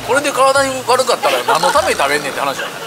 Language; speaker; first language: Japanese; native; Japanese